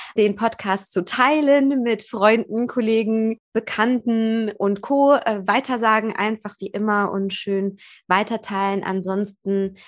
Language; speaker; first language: German; native; German